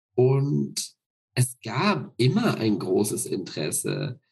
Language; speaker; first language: German; native; German